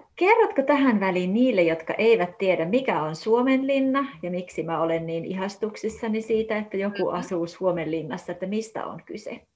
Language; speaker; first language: Finnish; native; Finnish